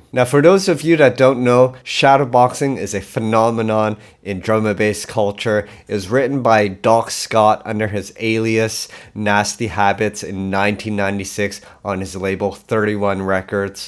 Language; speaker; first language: English; native; English